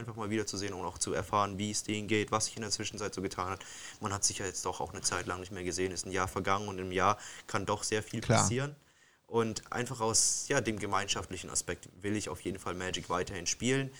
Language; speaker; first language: German; native; German